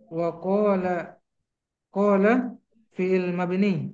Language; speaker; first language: Arabic; non-native, learner; Indonesian